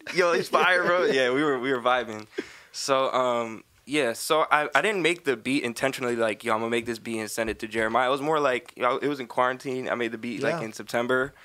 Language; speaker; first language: English; native; English